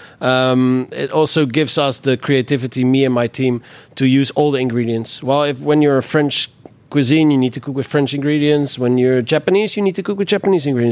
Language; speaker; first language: English; non-native, fluent; Dutch